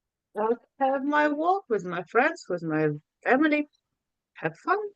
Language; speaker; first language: English; non-native, learner; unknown